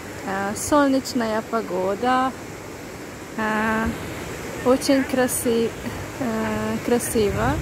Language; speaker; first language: Russian; non-native, learner; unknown